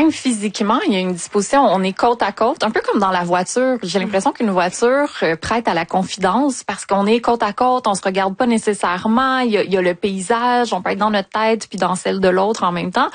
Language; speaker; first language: French; native; French